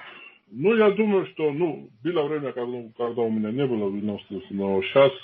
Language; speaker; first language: Russian; non-native, fluent; Georgian